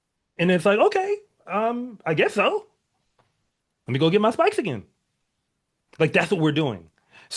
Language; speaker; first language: English; native; English